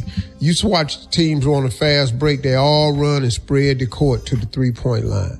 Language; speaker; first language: English; native; English